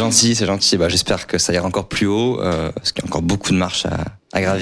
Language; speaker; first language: French; native; French